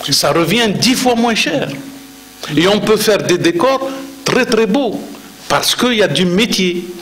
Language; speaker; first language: French; non-native, local second language; Arabic